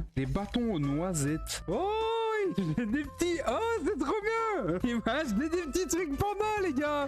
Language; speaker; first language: French; native; French